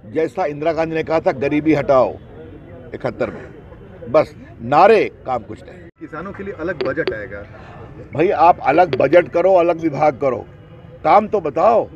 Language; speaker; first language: Hindi; native; Hindi